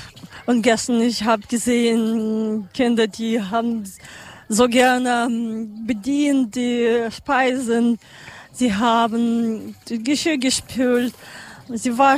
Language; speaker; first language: German; non-native, learner; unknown